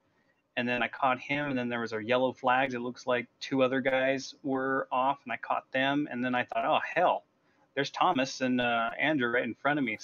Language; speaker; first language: English; native; English